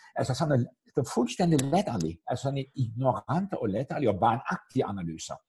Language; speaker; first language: Danish; non-native, fluent; Turkish